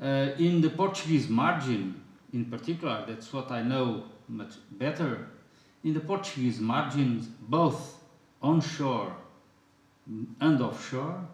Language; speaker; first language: English; non-native, fluent; Portuguese